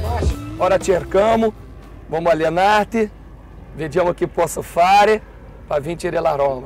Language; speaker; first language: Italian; non-native, learner; Portuguese